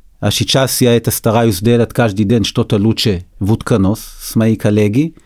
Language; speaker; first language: Russian; non-native, learner; Hebrew